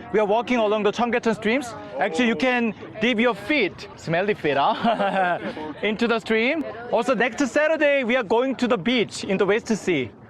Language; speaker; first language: English; non-native, fluent; Korean